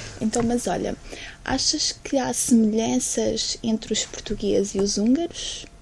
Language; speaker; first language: Portuguese; native; Portuguese